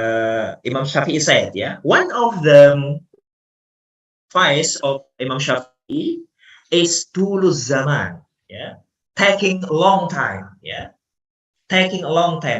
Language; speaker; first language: English; non-native, fluent; Indonesian